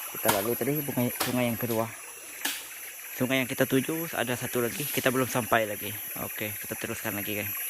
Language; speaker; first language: Malay; non-native, local second language; Iban